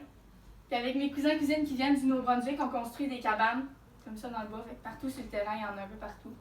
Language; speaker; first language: French; native; French